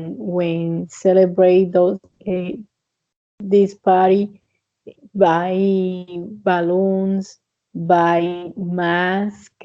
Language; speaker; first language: English; non-native, fluent; Spanish